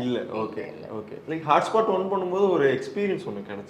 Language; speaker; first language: Tamil; native; Tamil